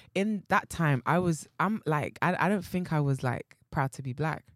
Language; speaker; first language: English; native; English